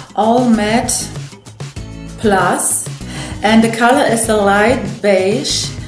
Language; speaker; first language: English; non-native, fluent; German